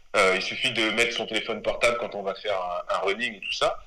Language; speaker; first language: French; native; French